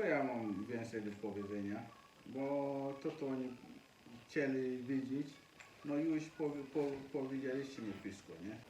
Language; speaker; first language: Polish; non-native, learner; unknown